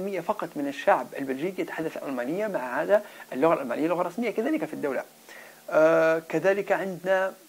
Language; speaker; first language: Arabic; non-native, local second language; Berber languages